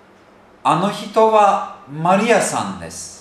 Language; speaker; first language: Japanese; non-native, fluent; Turkish